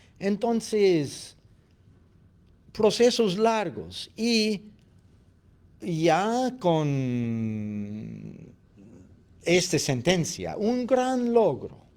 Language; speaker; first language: Spanish; non-native, fluent; English